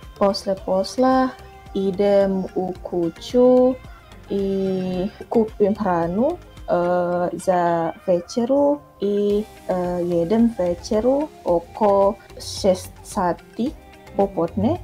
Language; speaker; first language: Serbian; non-native, learner; Indonesian